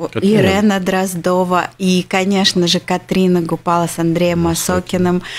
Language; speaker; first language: Russian; native; Russian